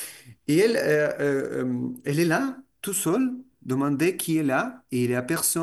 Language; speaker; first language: French; non-native, fluent; Russian